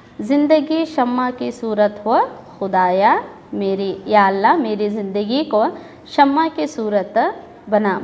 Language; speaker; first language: Hindi; native; Hindi